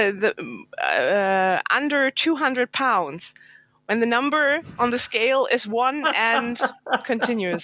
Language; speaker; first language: English; non-native, fluent; German